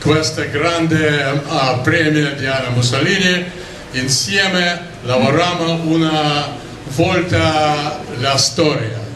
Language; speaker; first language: Italian; non-native, learner; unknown